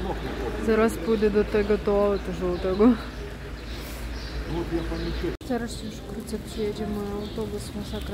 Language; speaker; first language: Polish; non-native, learner; Ukrainian